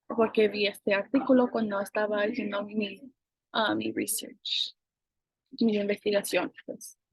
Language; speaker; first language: Spanish; non-native, fluent; English